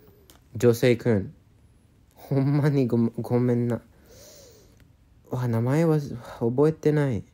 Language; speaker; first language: Japanese; non-native, learner; English